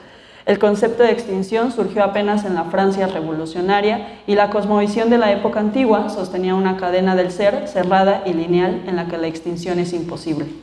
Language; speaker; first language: Spanish; native; Spanish